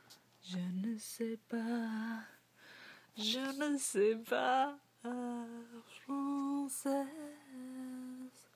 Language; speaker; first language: French; non-native, learner; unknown